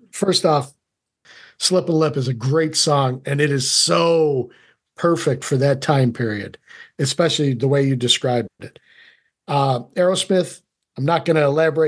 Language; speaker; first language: English; native; English